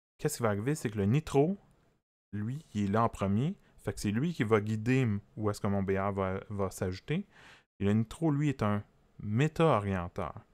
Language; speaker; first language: French; native; French